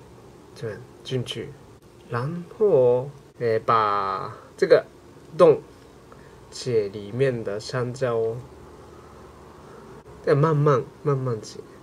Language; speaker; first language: Chinese; non-native, learner; Japanese